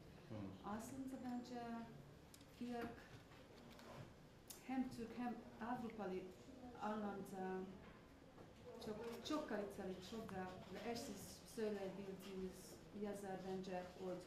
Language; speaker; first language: Turkish; non-native, fluent; Hungarian